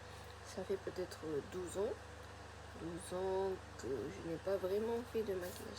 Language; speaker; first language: French; non-native, fluent; Japanese